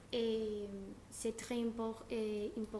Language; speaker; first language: French; non-native, learner; Spanish